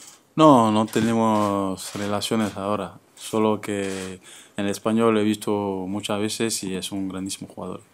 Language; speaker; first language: Spanish; non-native, fluent; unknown